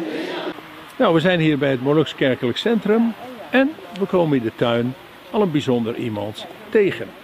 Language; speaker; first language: Dutch; native; Dutch